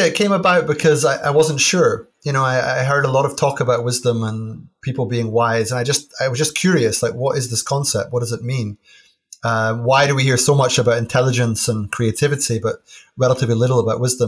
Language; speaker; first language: English; native; English